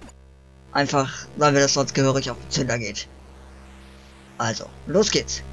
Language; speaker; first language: German; native; German